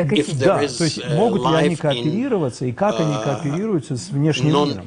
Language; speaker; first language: Russian; native; Russian